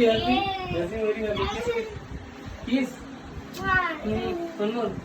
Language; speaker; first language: English; non-native, learner; Malayalam